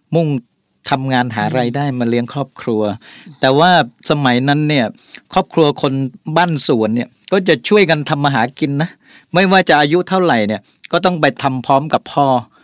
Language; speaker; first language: Thai; native; Thai